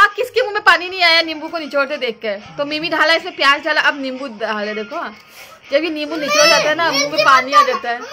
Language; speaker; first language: Hindi; non-native, local second language; Nepali